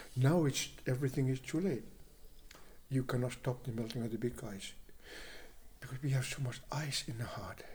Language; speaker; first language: English; non-native, fluent; Kalaallisut